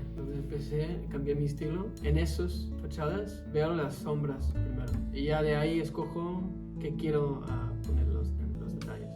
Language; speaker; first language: Spanish; early bilingual, heritage; Spanish